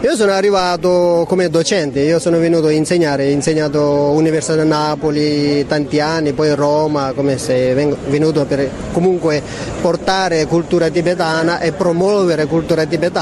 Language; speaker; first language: Italian; non-native, fluent; Tibetan